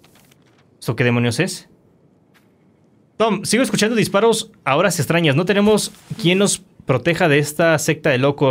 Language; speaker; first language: Spanish; native; Spanish